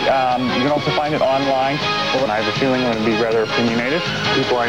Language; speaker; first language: English; native; English